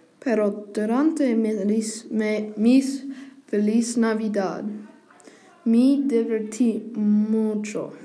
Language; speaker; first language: Spanish; non-native, learner; English